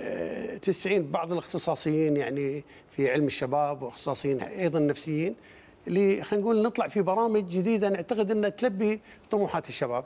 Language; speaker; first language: Arabic; native; Arabic